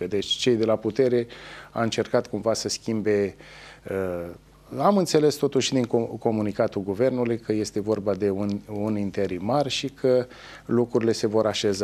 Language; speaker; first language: Romanian; native; Romanian